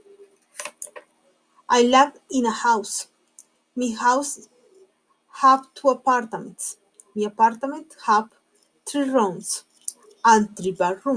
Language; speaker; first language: English; non-native, learner; Spanish